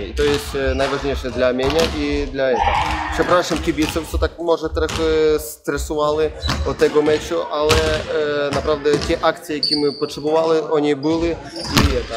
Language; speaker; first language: Polish; non-native, fluent; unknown